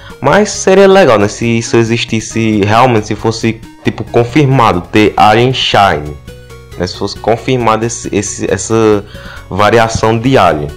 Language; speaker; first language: Portuguese; native; Portuguese